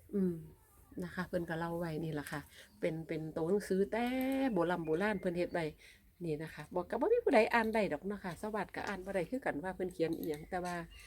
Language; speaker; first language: Thai; non-native, local second language; Northeastern Thai